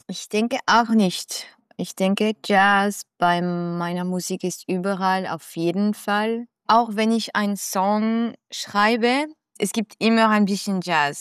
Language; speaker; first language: German; non-native, local second language; French